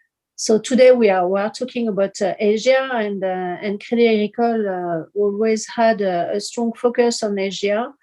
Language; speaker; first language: English; non-native, fluent; French